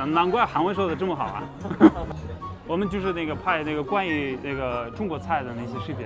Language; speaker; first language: Chinese; non-native, fluent; Russian